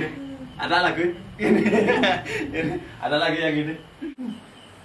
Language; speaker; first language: Indonesian; non-native, local second language; Balinese